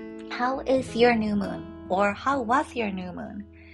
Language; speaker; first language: English; non-native, fluent; Japanese